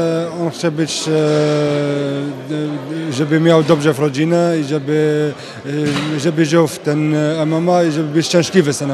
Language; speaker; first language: Polish; early bilingual, heritage; Polish